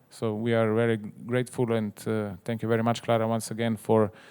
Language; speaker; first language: English; non-native, fluent; Slovenian